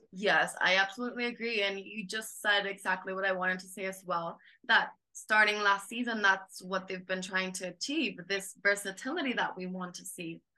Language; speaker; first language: English; non-native, fluent; Spanish